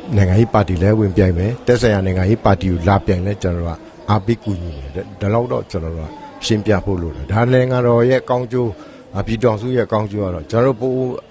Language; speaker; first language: Burmese; non-native, local second language; Pa'o Karen